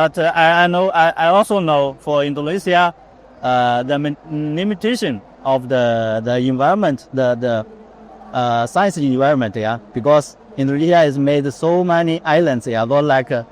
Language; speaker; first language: English; non-native, fluent; Chinese